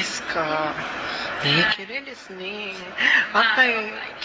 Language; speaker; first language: Japanese; non-native, learner; Cebuano